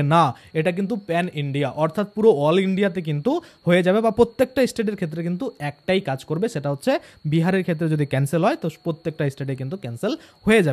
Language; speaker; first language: Bangla; native; Bangla